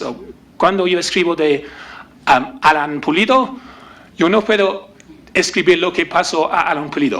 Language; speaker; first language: Spanish; non-native, learner; English